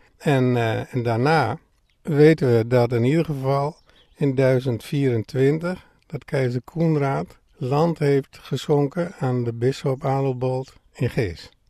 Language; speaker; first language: Dutch; native; Dutch